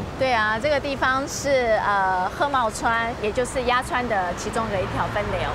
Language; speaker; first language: Chinese; native; Chinese